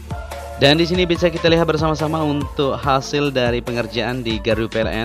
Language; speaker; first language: Indonesian; native; Indonesian